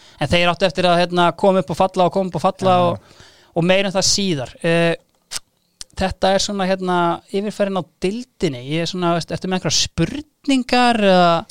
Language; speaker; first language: Icelandic; native; Icelandic